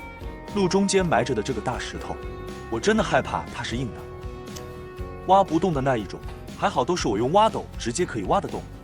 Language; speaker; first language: Chinese; native; Chinese